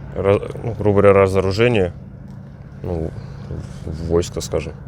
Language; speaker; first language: Russian; native; Russian